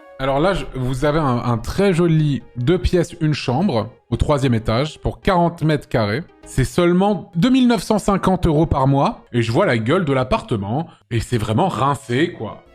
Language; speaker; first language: French; native; French